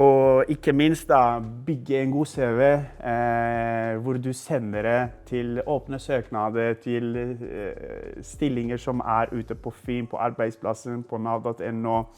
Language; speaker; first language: Norwegian; non-native, fluent; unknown